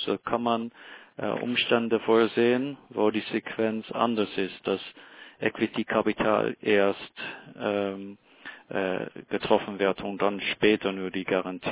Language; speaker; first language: German; non-native, fluent; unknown